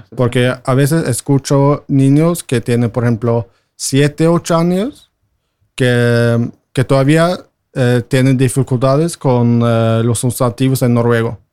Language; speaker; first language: Spanish; non-native, fluent; Norwegian